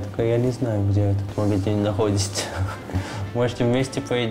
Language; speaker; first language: Russian; non-native, fluent; Arabic